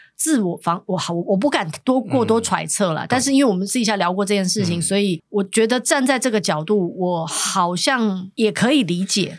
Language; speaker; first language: Chinese; native; Chinese